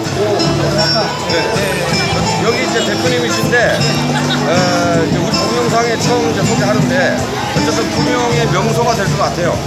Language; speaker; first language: Korean; native; Korean